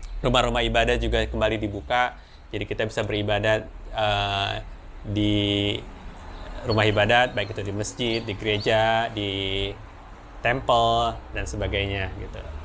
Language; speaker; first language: Indonesian; native; Indonesian